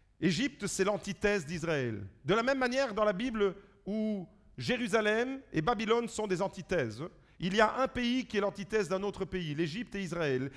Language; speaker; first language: French; early bilingual, other home language; Italian